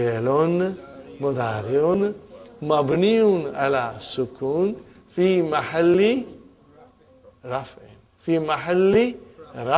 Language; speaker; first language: Arabic; non-native, fluent; Urdu